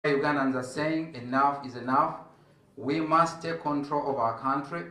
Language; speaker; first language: English; non-native, local second language; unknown